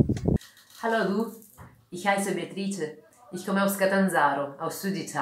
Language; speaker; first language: German; non-native, fluent; Italian